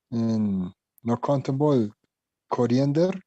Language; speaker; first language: English; non-native, learner; Spanish